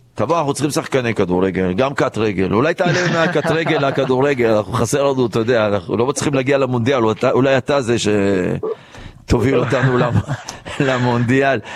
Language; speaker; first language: Hebrew; native; Hebrew